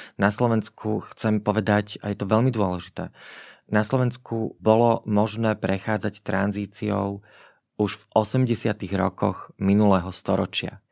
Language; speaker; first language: Slovak; native; Slovak